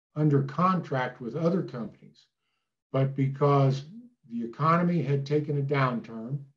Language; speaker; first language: English; native; English